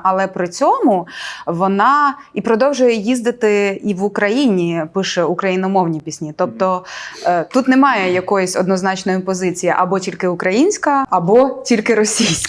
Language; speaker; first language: Ukrainian; native; Ukrainian